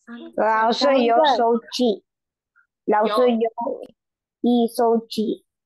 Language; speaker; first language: Chinese; non-native, learner; Indonesian